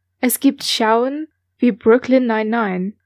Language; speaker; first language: German; non-native, learner; English